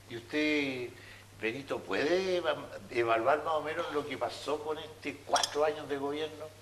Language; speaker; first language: Spanish; native; Spanish